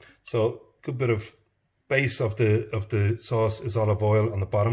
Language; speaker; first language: English; native; English